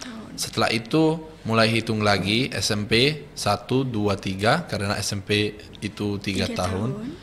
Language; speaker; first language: Indonesian; non-native, fluent; Italian